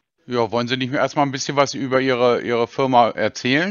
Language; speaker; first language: German; native; German